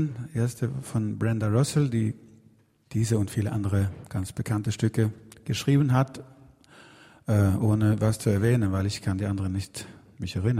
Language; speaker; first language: German; non-native, learner; Swedish